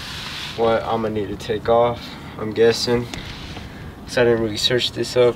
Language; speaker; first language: English; native; English